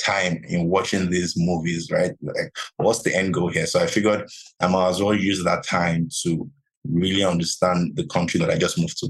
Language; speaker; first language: English; non-native, local second language; Yoruba